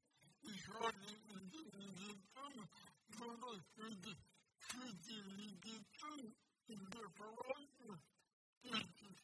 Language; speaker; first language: German; non-native, learner; Russian